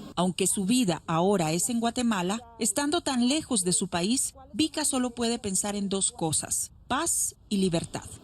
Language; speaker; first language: Spanish; native; Spanish